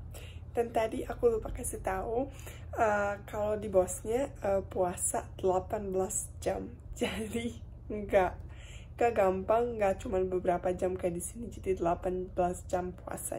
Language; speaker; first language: Indonesian; non-native, fluent; Bosnian